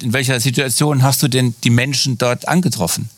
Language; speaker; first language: German; native; German